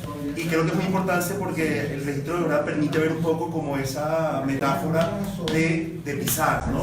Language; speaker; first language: Spanish; native; Spanish